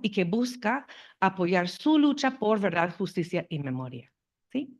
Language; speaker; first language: Spanish; non-native, fluent; English